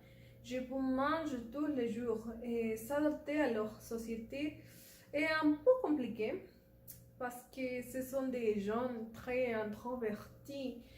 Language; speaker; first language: French; non-native, learner; Spanish